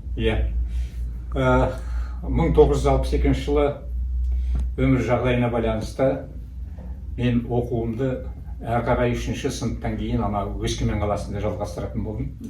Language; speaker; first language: Kazakh; native; Kazakh